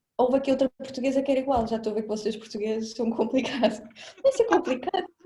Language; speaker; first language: Portuguese; native; Portuguese